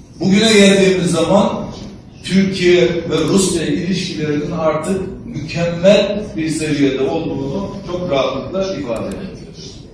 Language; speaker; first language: Turkish; native; Turkish